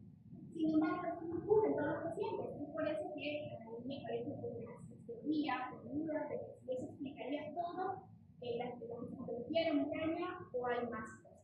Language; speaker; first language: Spanish; native; Spanish